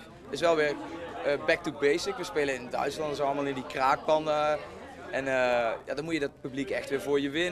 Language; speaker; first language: Dutch; native; Dutch